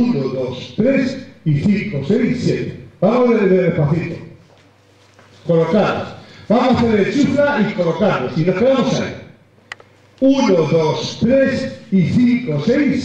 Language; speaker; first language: Spanish; native; Spanish